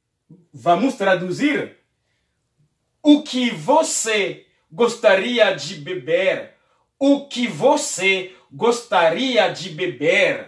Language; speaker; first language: Portuguese; non-native, learner; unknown